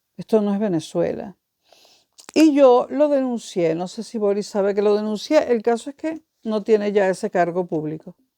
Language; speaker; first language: Spanish; native; Spanish